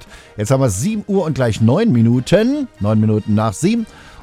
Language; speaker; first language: German; native; German